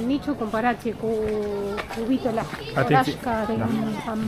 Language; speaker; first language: Romanian; non-native, learner; Spanish